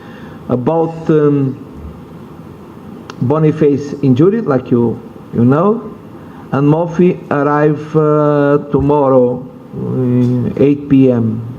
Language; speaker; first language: English; non-native, learner; Portuguese